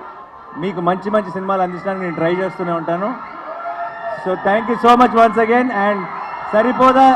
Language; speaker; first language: Telugu; native; Telugu